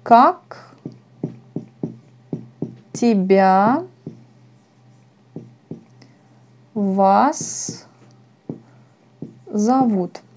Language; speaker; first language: Russian; non-native, fluent; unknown